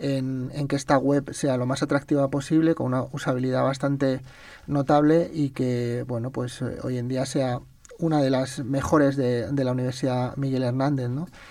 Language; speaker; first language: Spanish; native; Spanish